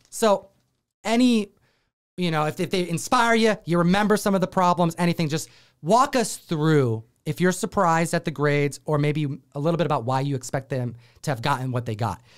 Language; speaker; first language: English; native; English